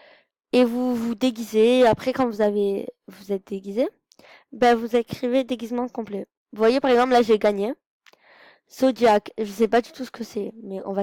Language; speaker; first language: French; native; French